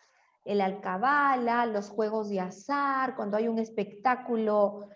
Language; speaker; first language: Spanish; native; Spanish